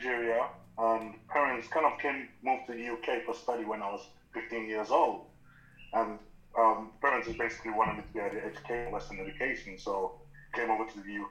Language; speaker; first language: English; non-native, local second language; Yoruba